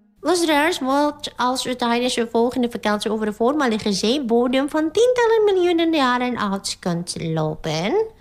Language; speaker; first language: Dutch; non-native, fluent; Indonesian